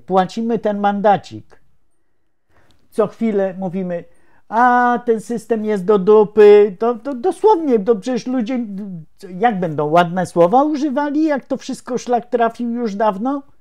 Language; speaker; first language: Polish; native; Polish